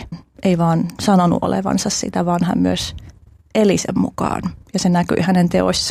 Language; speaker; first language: Finnish; early bilingual, other home language; Albanian